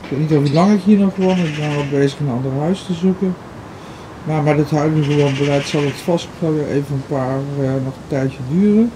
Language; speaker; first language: Dutch; native; Dutch